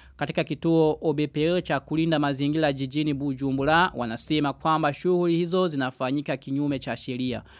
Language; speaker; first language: Swahili; non-native, local second language; Rundi